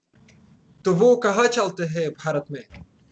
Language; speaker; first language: Hindi; non-native, fluent; Russian